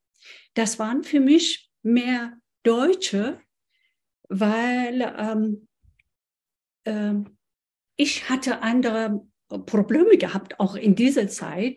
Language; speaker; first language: German; non-native, fluent; Persian